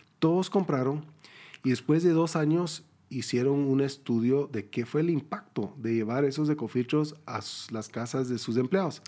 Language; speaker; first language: Spanish; early bilingual, heritage; Spanish